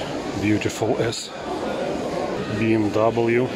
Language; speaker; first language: English; non-native, learner; Russian